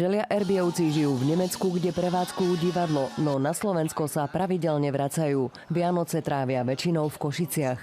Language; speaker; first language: Slovak; native; Slovak